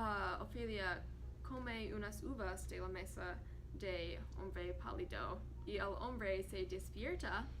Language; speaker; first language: Spanish; non-native, learner; English